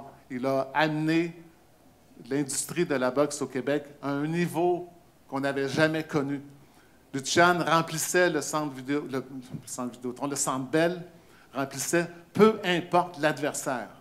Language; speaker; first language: French; native; French